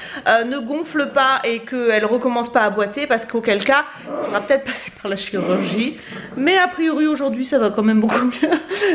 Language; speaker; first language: French; native; French